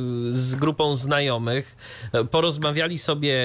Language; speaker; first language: Polish; native; Polish